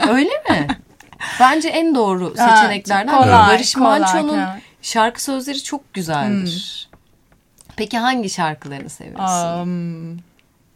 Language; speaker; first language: Turkish; native; Turkish